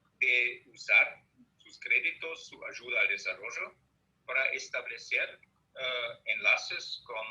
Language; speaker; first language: Spanish; non-native, fluent; German